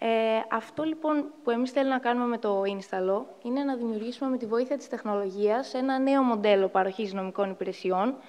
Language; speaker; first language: Greek; native; Greek